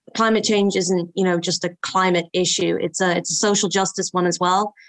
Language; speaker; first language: English; native; English